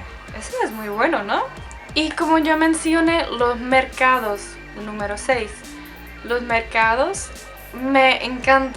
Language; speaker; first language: Spanish; non-native, fluent; Czech